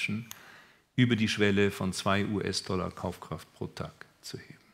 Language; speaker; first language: German; native; German